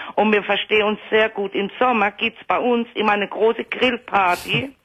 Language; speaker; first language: German; early bilingual, other home language; Italian